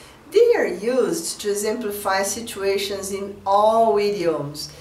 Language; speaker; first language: English; non-native, fluent; Portuguese